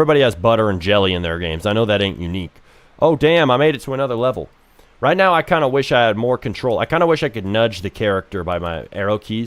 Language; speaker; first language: English; native; English